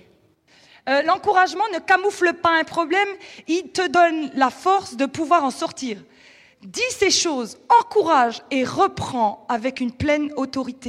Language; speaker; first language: French; native; French